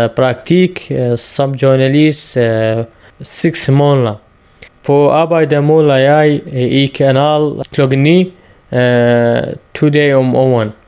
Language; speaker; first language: Danish; non-native, learner; Arabic